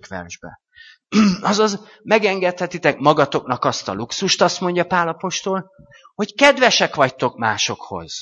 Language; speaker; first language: Hungarian; native; Hungarian